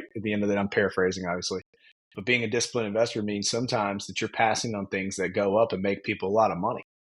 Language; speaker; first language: English; native; English